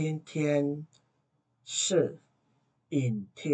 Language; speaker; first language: Chinese; non-native, fluent; Indonesian